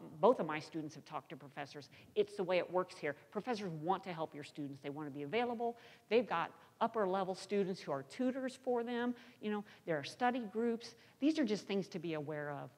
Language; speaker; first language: English; native; English